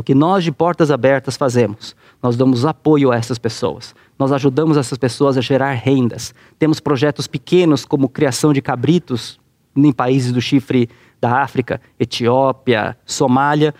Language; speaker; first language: Portuguese; native; Portuguese